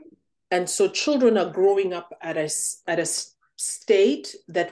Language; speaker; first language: English; non-native, local second language; Ganda